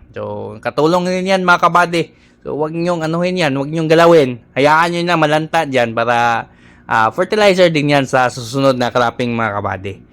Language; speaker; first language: Filipino; non-native, local second language; Cebuano